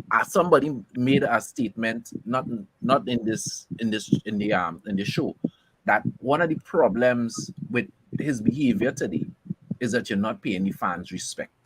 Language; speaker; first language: English; native; English